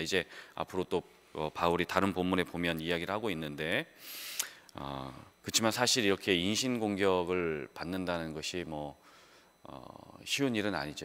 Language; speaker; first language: Korean; native; Korean